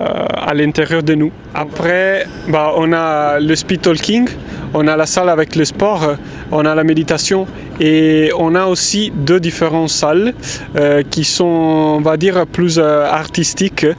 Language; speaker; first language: French; non-native, fluent; Italian